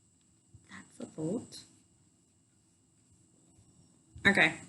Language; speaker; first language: English; native; English